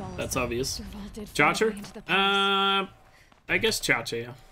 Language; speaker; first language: English; non-native, fluent; Danish